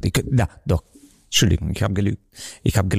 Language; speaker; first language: German; non-native, fluent; Romanian